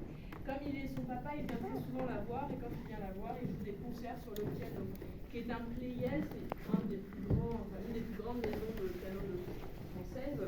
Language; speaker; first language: French; native; French